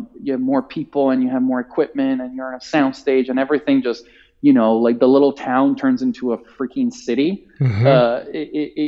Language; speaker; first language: English; non-native, fluent; Italian